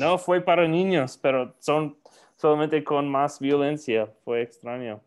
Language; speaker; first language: Spanish; non-native, learner; English